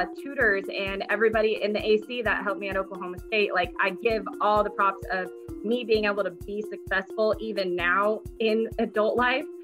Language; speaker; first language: English; native; English